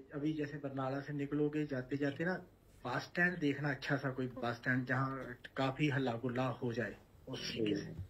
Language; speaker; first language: Hindi; non-native, local second language; Punjabi